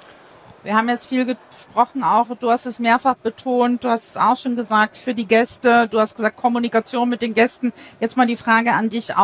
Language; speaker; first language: German; native; German